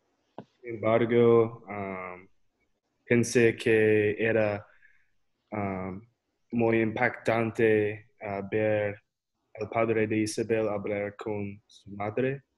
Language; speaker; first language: Spanish; non-native, learner; English